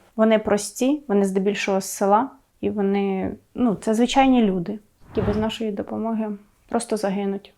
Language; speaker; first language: Ukrainian; native; Ukrainian